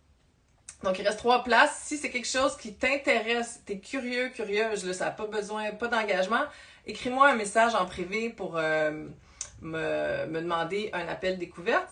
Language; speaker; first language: French; native; French